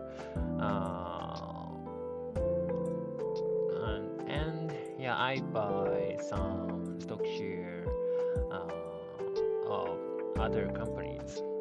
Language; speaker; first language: English; non-native, learner; Japanese